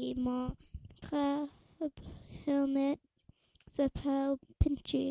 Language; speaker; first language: French; non-native, learner; English